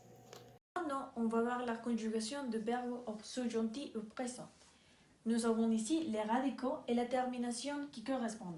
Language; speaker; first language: French; non-native, learner; Spanish